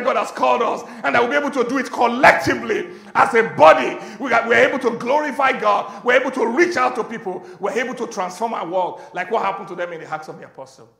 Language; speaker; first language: English; non-native, local second language; Yoruba